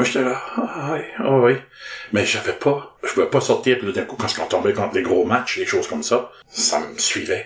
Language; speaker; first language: French; native; French